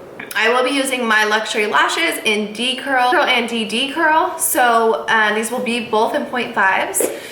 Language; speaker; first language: English; native; English